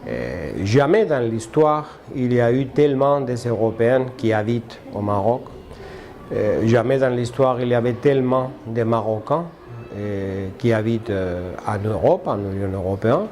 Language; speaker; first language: French; non-native, fluent; Spanish